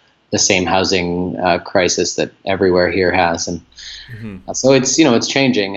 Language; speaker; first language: English; native; English